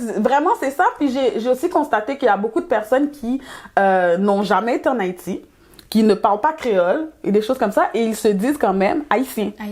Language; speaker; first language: French; early bilingual, other home language; Haitian Creole